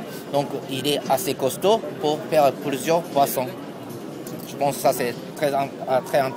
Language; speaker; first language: French; non-native, learner; Japanese